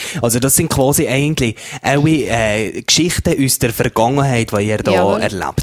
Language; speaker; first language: German; native; German